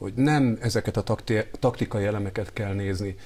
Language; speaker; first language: Hungarian; native; Hungarian